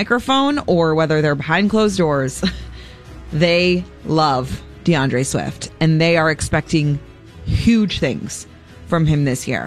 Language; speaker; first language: English; native; English